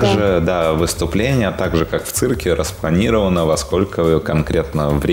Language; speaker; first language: Russian; native; Russian